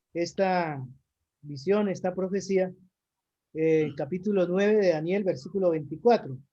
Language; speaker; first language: Spanish; native; Spanish